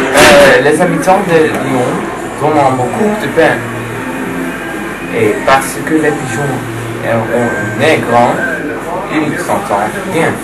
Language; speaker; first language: French; non-native, learner; Dutch